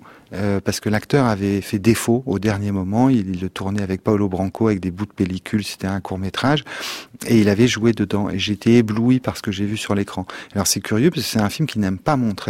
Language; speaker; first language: French; native; French